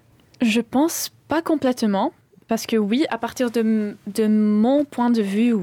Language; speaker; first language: French; early bilingual, other home language; Spanish